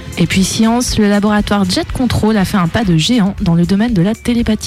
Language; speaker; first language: French; native; French